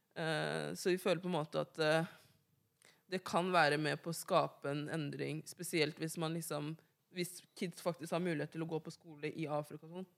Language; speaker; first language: Norwegian; early bilingual, other home language; Wolof